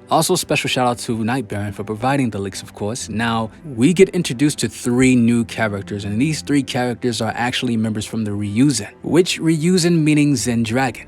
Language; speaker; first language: English; native; English